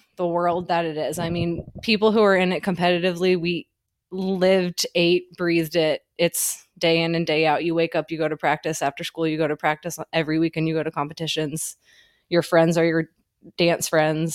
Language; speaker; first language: English; native; English